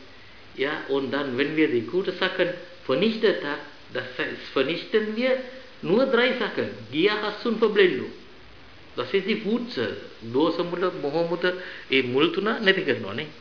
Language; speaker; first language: German; non-native, fluent; Sinhala